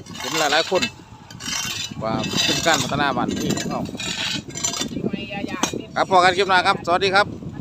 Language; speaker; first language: Thai; non-native, local second language; Northeastern Thai